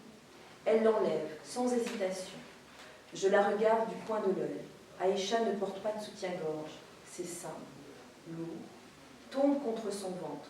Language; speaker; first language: French; native; French